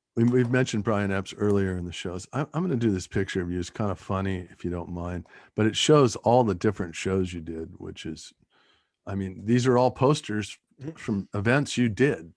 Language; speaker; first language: English; native; English